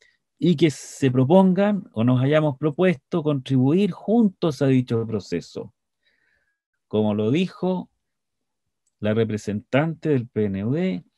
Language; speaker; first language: Spanish; native; Spanish